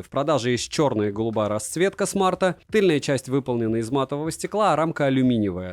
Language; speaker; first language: Russian; native; Russian